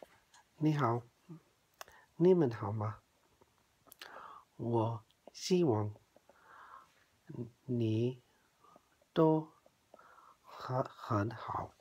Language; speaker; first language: Chinese; non-native, learner; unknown